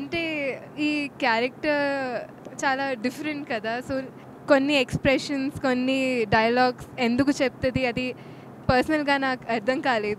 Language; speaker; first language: Telugu; non-native, fluent; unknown